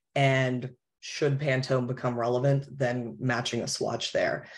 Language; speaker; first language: English; native; English